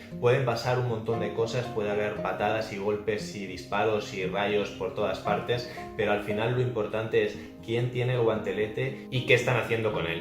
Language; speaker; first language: Spanish; native; Spanish